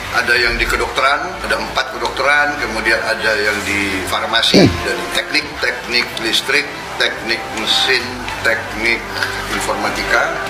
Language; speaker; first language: Indonesian; native; Indonesian